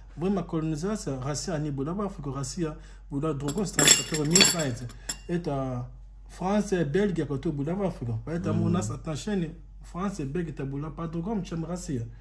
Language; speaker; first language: Russian; non-native, learner; Lingala